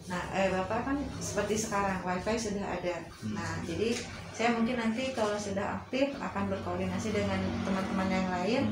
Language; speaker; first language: Indonesian; non-native, local second language; Sundanese